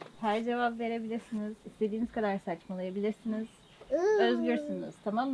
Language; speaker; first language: Turkish; native; Turkish